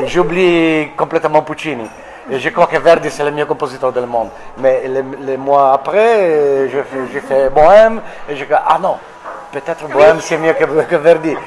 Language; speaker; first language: French; non-native, fluent; Italian